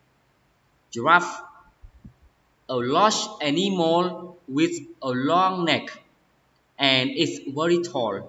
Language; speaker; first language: English; non-native, learner; Khmer